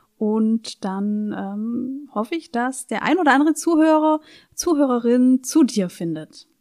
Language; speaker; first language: German; native; German